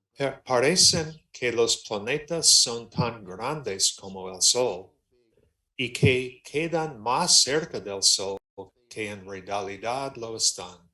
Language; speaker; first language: Spanish; non-native, learner; English